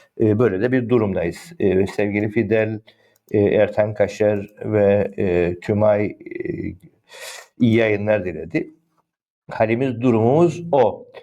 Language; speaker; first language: Turkish; native; Turkish